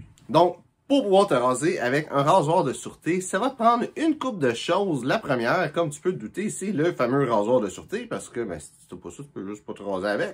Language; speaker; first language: French; native; French